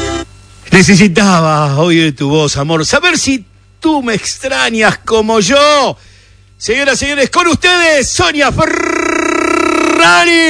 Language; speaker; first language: Spanish; native; Spanish